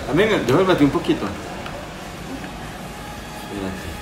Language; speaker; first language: Spanish; native; Spanish